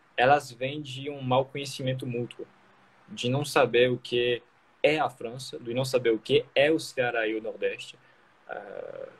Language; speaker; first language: Portuguese; non-native, fluent; French